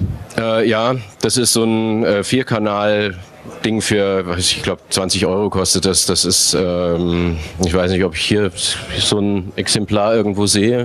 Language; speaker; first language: German; native; German